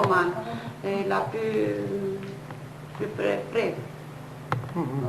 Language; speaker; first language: French; non-native, fluent; Romanian